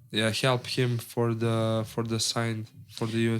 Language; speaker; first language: English; non-native, learner; Serbian